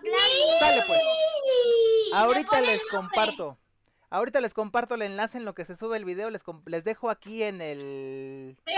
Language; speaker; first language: Spanish; native; Spanish